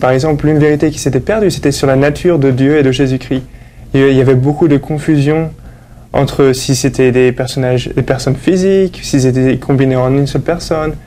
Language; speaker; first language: French; native; French